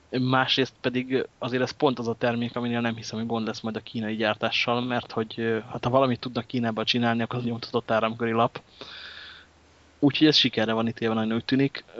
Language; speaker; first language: Hungarian; native; Hungarian